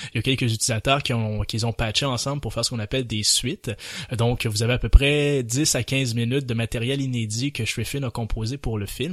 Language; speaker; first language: French; native; French